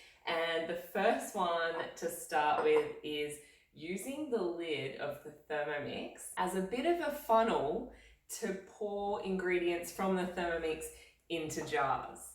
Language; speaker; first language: English; native; English